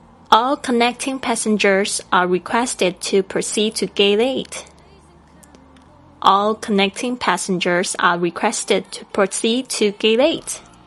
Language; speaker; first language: English; non-native, fluent; Chinese